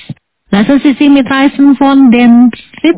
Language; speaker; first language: German; non-native, fluent; Indonesian